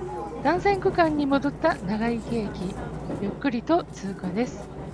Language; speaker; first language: Japanese; native; Japanese